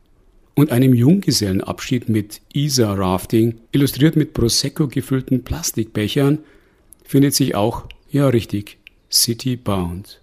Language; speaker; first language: German; native; German